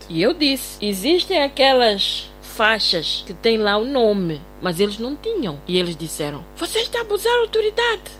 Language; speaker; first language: Portuguese; native; Portuguese